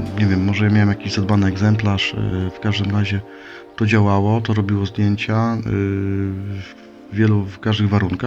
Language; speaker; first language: Polish; native; Polish